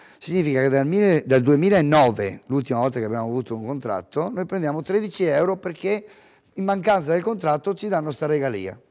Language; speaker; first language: Italian; native; Italian